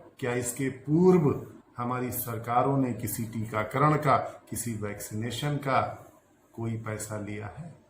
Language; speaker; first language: Hindi; native; Hindi